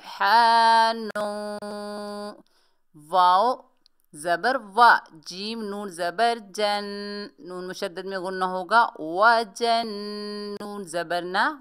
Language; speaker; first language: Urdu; native; Urdu